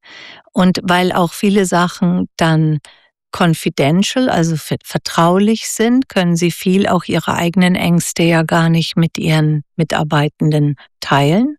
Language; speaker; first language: German; native; German